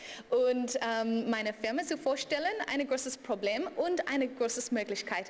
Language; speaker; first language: German; non-native, learner; English